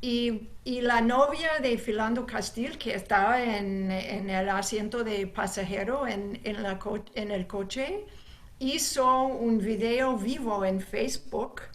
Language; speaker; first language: Spanish; non-native, fluent; English